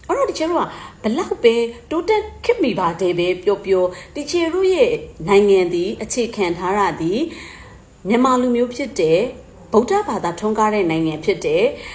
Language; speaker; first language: Burmese; native; Burmese